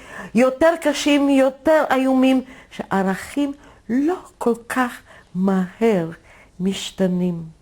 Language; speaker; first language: Hebrew; non-native, fluent; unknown